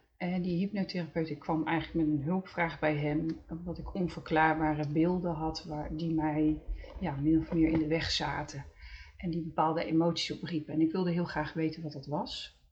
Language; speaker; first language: Dutch; native; Dutch